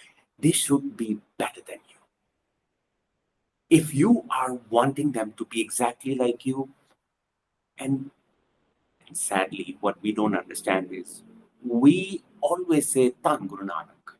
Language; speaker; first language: English; non-native, local second language; Punjabi